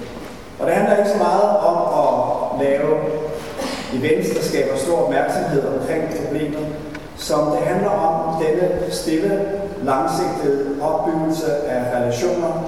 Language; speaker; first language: Danish; native; Danish